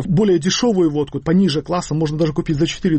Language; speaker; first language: Russian; native; Russian